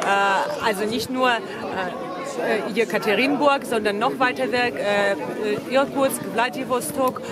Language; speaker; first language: German; non-native, fluent; Russian